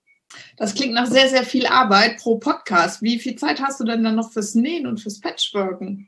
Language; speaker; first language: German; native; German